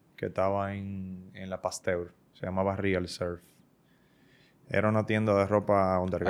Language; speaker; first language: Spanish; native; Spanish